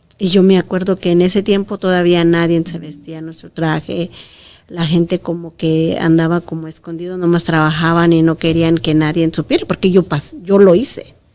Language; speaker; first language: Spanish; non-native, local second language; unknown